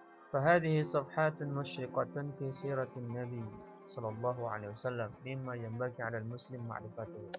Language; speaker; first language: Arabic; non-native, fluent; Indonesian